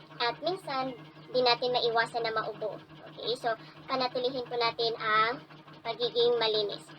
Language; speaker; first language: Filipino; non-native, local second language; Cebuano